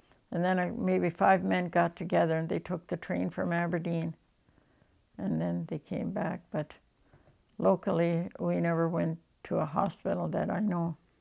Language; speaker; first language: English; early bilingual, other home language; German